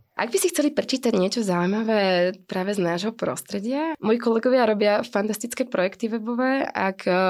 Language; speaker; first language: Slovak; native; Slovak